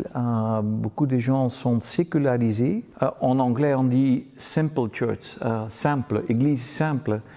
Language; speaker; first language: French; non-native, local second language; Dutch